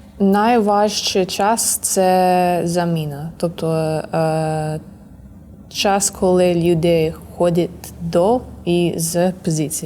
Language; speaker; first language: Ukrainian; non-native, learner; English